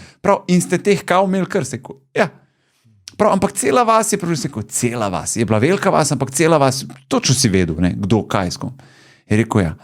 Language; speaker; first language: Slovenian; early bilingual, other home language; Bosnian